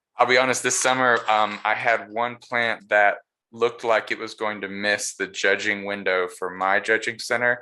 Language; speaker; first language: English; native; English